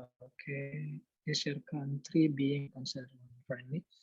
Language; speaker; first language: English; non-native, learner; Indonesian